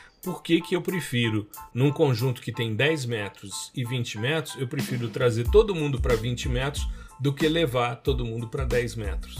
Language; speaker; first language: Portuguese; native; Portuguese